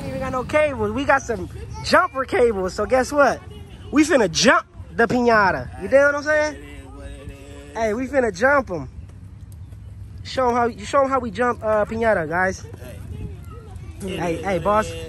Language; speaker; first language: English; early bilingual, other home language; Spanish